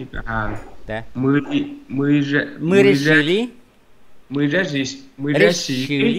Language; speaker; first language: Russian; non-native, learner; Vietnamese